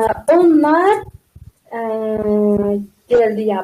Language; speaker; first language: Turkish; non-native, fluent; Uzbek